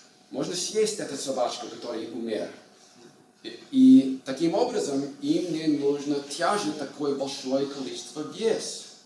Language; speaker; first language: Russian; non-native, learner; English